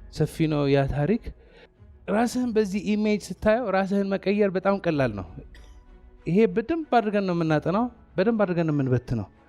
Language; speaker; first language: Amharic; non-native, local second language; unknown